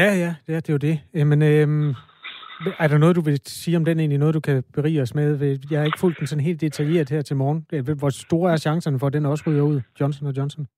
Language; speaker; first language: Danish; native; Danish